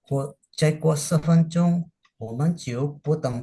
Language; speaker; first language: Chinese; non-native, learner; Indonesian